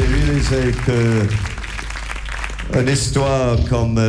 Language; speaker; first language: French; non-native, learner; English